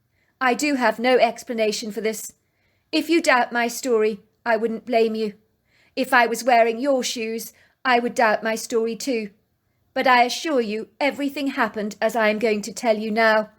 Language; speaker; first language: English; native; English